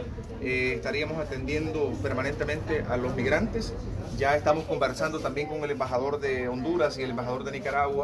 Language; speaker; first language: Spanish; native; Spanish